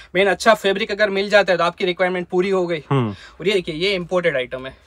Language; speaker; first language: Hindi; non-native, local second language; Gujarati